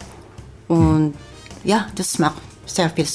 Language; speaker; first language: German; non-native, learner; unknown